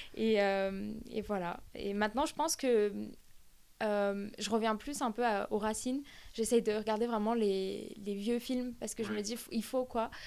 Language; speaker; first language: French; early bilingual, other home language; Armenian